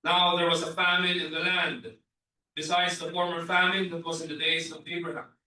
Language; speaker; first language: English; non-native, local second language; Filipino